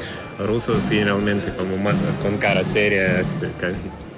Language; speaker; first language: Spanish; non-native, learner; Russian